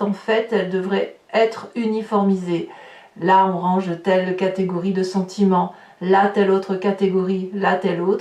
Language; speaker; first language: French; native; French